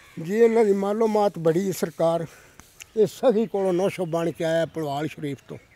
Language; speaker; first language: Punjabi; native; Punjabi